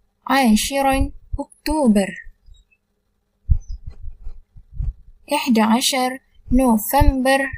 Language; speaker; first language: Arabic; non-native, learner; Malay